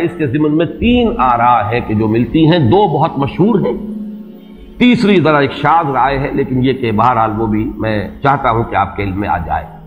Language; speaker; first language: Urdu; native; Urdu